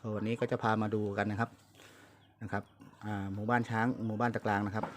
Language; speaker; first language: Thai; native; Thai